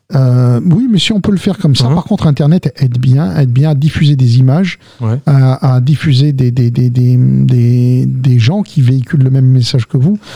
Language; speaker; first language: French; early bilingual, other home language; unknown